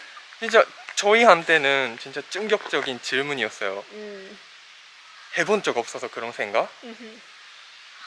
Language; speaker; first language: Korean; non-native, fluent; Japanese